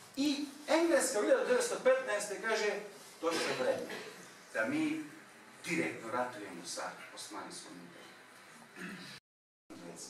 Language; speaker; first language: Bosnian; non-native, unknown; Turkish